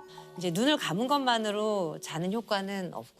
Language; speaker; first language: Korean; native; Korean